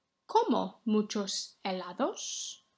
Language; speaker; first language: Spanish; non-native, fluent; English